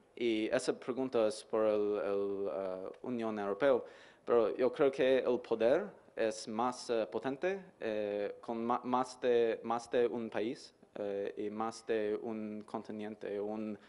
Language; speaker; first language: Spanish; non-native, learner; English